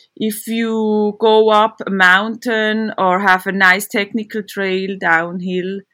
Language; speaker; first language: English; non-native, fluent; Swiss German